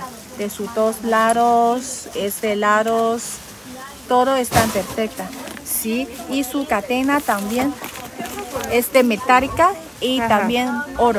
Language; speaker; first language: Spanish; non-native, learner; Chinese